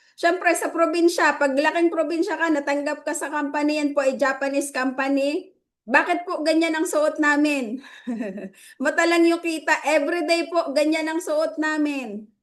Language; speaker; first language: Filipino; native; Filipino